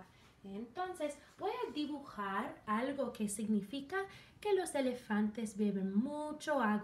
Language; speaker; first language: Spanish; non-native, fluent; English